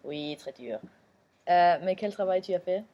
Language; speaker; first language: French; non-native, learner; Danish